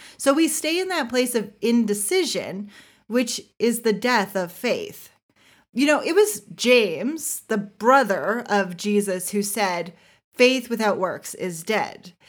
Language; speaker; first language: English; native; English